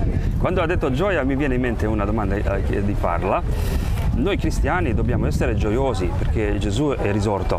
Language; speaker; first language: Italian; non-native, fluent; Croatian